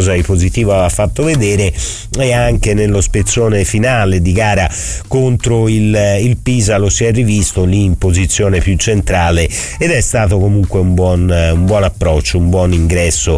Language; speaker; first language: Italian; native; Italian